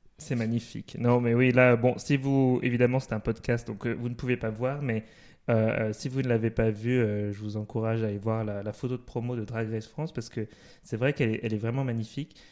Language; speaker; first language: French; native; French